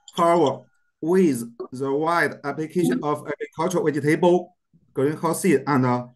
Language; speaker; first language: English; non-native, learner; Chinese